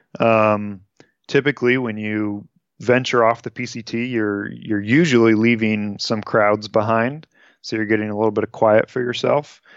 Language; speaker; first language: English; native; English